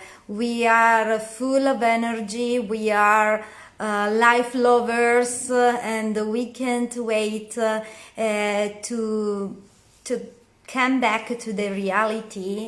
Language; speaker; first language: English; non-native, fluent; Italian